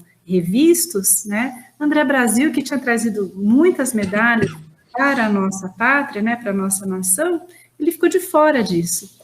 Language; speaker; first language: Portuguese; native; Portuguese